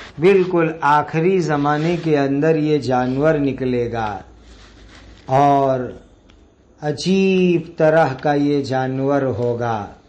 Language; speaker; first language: Urdu; non-native, local second language; Gujarati